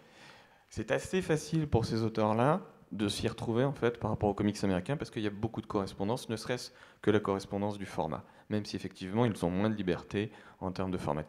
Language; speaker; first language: French; native; French